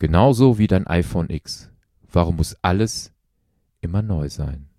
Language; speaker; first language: German; native; German